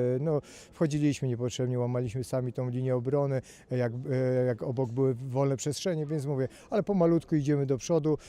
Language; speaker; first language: Polish; native; Polish